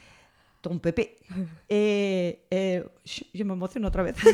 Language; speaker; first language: French; non-native, fluent; Spanish